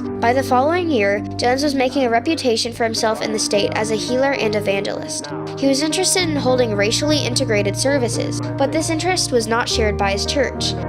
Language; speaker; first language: English; native; English